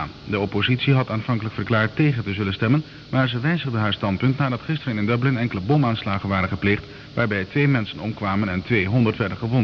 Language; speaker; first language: Dutch; native; Dutch